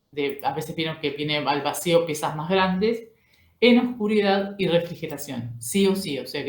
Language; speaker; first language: Spanish; native; Spanish